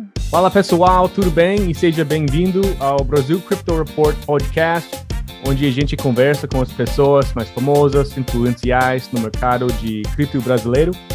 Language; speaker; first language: Portuguese; non-native, fluent; English